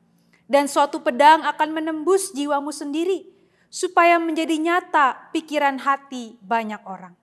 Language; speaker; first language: Indonesian; native; Indonesian